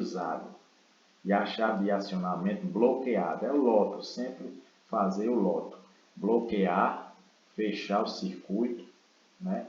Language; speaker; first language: Portuguese; native; Portuguese